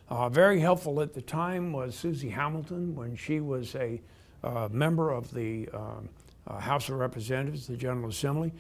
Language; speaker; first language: English; native; English